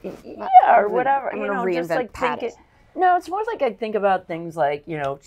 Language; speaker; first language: English; native; English